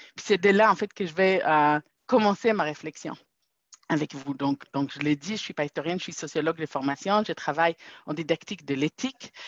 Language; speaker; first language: French; non-native, fluent; Hebrew